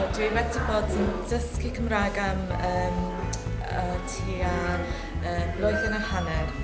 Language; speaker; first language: Welsh; non-native, learner; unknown